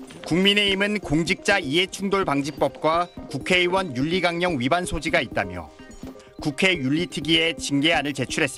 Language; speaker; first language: Korean; native; Korean